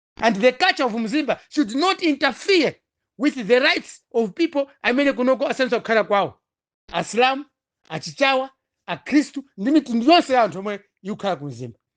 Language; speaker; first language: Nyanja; non-native, local second language; Tumbuka